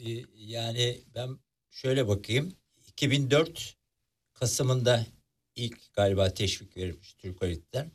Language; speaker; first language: Turkish; native; Turkish